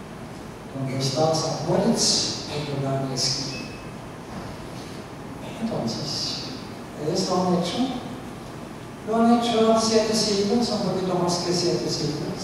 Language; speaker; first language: Spanish; non-native, fluent; Norwegian